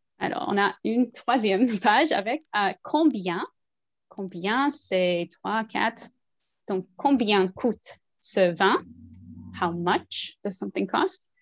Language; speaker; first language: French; non-native, fluent; English